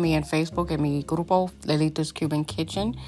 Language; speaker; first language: Spanish; early bilingual, heritage; Spanish